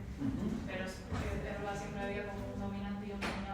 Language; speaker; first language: Spanish; native; Spanish